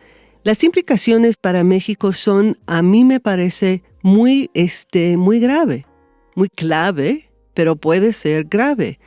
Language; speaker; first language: Spanish; non-native, fluent; English